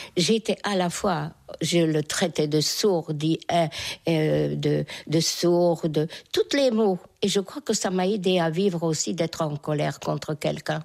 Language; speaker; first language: French; non-native, fluent; Hungarian